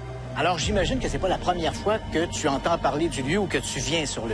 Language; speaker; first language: French; native; French